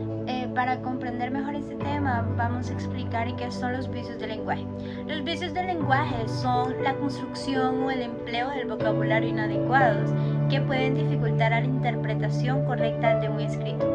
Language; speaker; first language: Spanish; native; Spanish